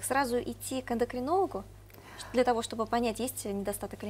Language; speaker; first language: Russian; native; Russian